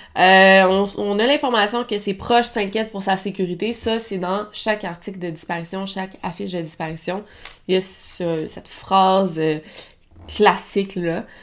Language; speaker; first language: French; native; French